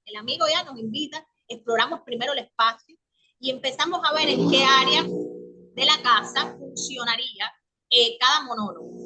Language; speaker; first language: Spanish; native; Spanish